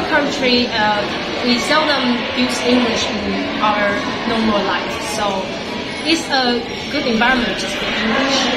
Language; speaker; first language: English; non-native, learner; Chinese